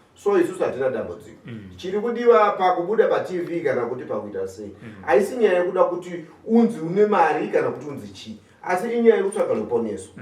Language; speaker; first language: Shona; non-native, fluent; Nyanja